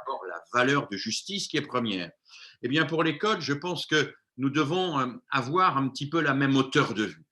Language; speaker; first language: French; native; French